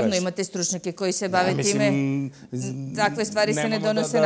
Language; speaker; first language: Serbian; native; Serbian